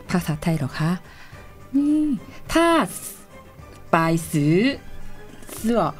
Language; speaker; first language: Thai; non-native, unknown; Korean